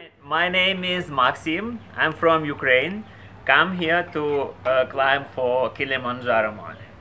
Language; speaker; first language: English; non-native, learner; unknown